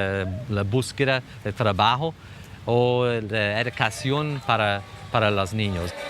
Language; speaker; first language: Spanish; non-native, fluent; English